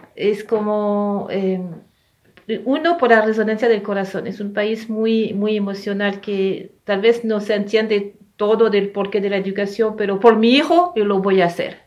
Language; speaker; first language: Spanish; non-native, fluent; French